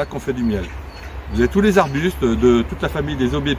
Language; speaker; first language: French; native; French